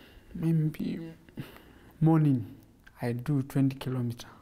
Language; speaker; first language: English; non-native, local second language; Kamba